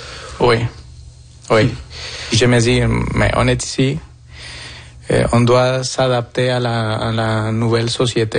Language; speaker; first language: French; non-native, fluent; Spanish